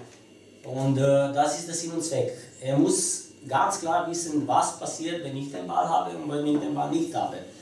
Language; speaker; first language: German; non-native, fluent; Romanian